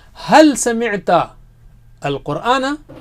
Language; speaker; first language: Arabic; non-native, fluent; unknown